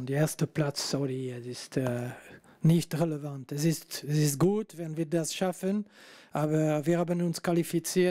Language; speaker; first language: German; non-native, local second language; French